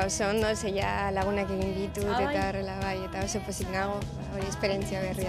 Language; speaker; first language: Basque; non-native, local second language; Spanish